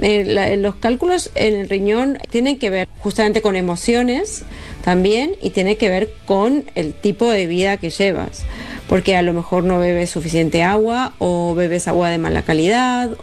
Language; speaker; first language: Spanish; native; Spanish